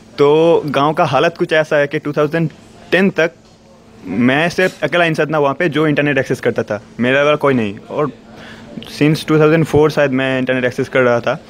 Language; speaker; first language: Hindi; native; Hindi